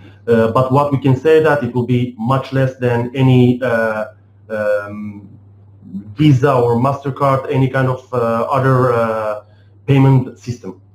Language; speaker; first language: English; non-native, fluent; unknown